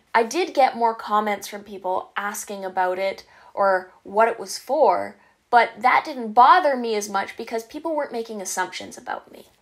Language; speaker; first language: English; native; English